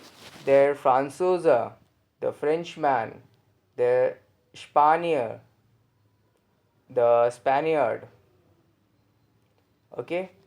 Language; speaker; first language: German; non-native, learner; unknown